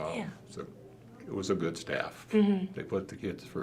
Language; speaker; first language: English; native; English